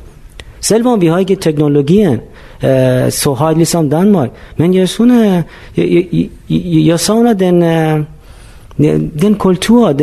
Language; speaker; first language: Danish; non-native, fluent; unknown